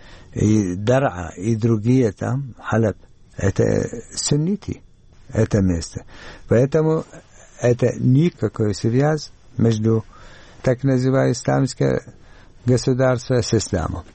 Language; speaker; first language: Russian; non-native, learner; Arabic